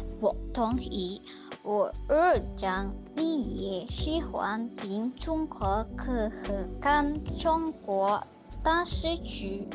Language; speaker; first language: Chinese; non-native, learner; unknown